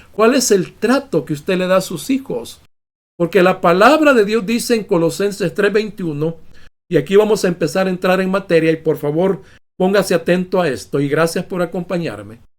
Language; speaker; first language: Spanish; native; Spanish